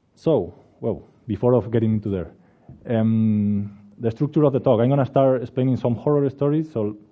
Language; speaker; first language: English; non-native, fluent; Spanish